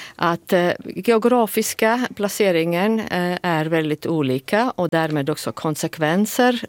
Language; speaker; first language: Swedish; non-native, fluent; Latvian